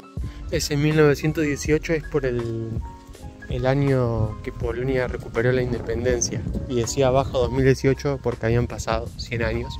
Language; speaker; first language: Spanish; native; Spanish